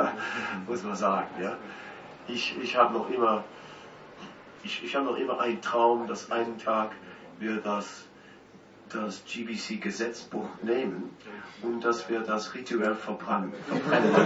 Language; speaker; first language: German; non-native, fluent; Dutch